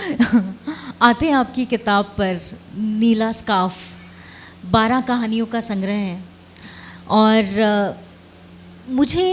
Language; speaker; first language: Hindi; native; Hindi